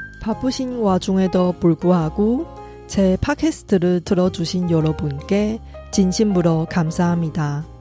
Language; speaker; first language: Korean; non-native, fluent; Chinese